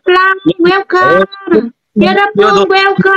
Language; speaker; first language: English; non-native, learner; Vietnamese